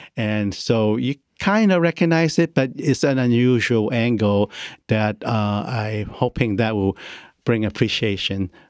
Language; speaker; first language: English; non-native, local second language; Cantonese